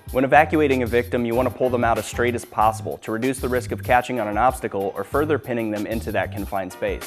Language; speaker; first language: English; native; English